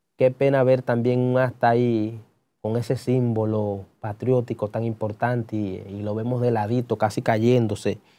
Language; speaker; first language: Spanish; native; Spanish